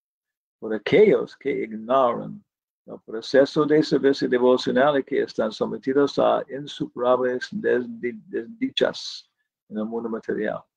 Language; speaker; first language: Spanish; non-native, fluent; English